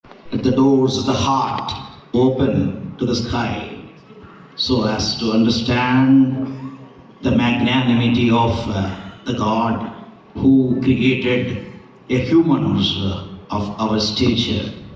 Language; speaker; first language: English; non-native, local second language; Telugu